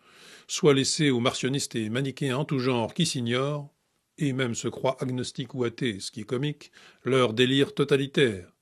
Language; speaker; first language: French; native; French